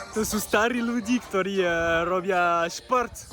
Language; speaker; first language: Slovak; non-native, learner; French